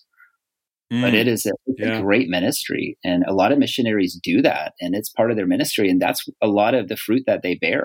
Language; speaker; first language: English; native; English